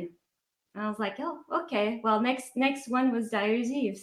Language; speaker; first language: English; non-native, fluent; French